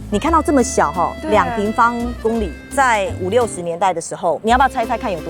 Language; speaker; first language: Chinese; native; Chinese